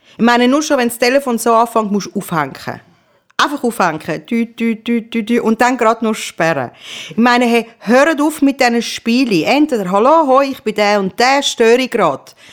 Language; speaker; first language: German; early bilingual, other home language; Persian